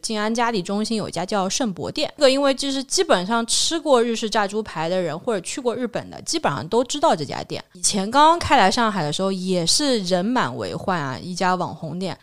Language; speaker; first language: Chinese; native; Chinese